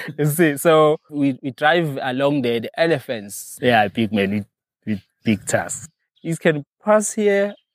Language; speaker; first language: English; non-native, local second language; Zulu